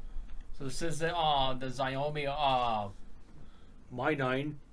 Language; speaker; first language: English; native; English